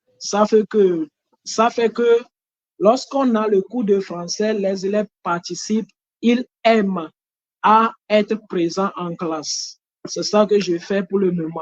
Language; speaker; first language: French; non-native, fluent; Ewe